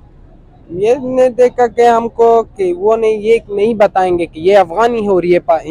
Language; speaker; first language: Hindi; non-native, learner; Pashto